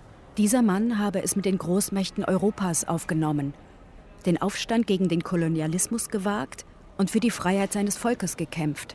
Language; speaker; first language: German; native; German